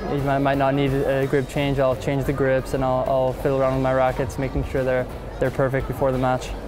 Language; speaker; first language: English; native; English